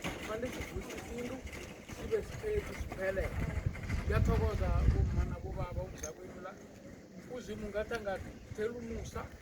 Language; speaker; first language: Zulu; non-native, local second language; South Ndebele